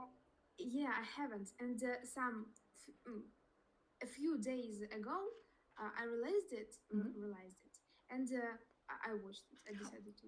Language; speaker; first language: English; non-native, learner; Russian